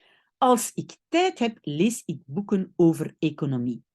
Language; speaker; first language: Dutch; non-native, local second language; French